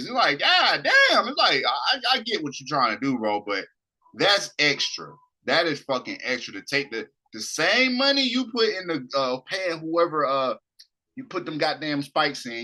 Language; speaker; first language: English; native; English